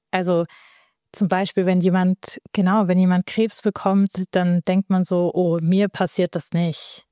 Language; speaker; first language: German; early bilingual, other home language; Albanian